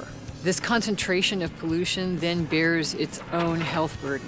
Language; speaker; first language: English; native; English